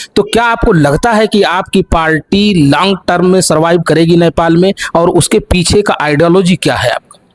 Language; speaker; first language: Hindi; native; Hindi